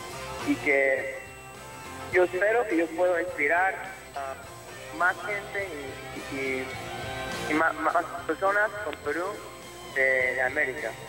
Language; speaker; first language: Spanish; early bilingual, heritage; English